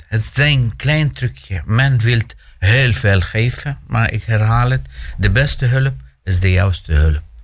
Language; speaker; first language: Dutch; non-native, fluent; Arabic